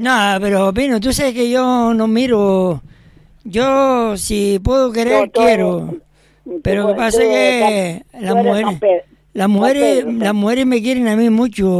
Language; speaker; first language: Spanish; native; Spanish